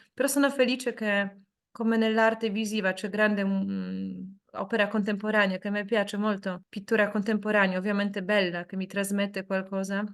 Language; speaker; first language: Italian; non-native, fluent; Polish